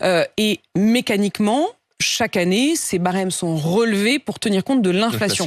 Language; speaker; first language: French; native; French